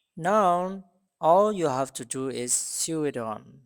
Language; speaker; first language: English; non-native, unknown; Burmese